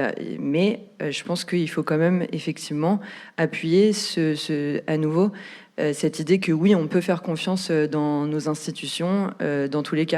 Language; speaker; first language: French; native; French